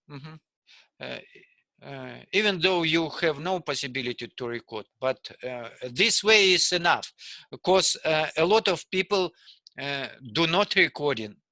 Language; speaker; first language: English; non-native, learner; Russian